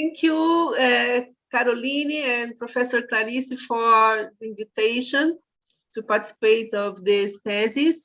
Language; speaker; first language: English; non-native, fluent; Portuguese